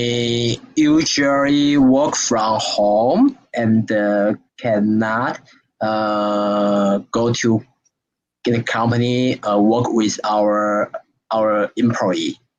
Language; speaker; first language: English; non-native, learner; Chinese